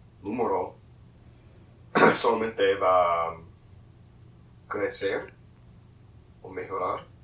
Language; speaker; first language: Spanish; non-native, learner; English